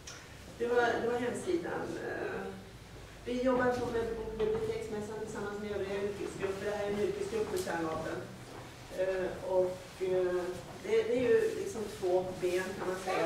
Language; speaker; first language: Swedish; native; Swedish